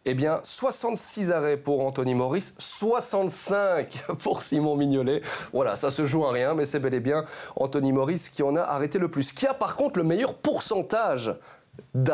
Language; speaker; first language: French; native; French